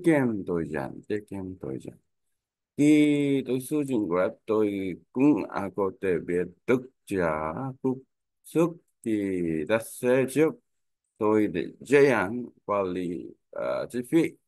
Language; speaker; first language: Vietnamese; non-native, learner; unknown